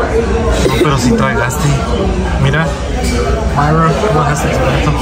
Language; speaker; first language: Spanish; early bilingual, heritage; Spanish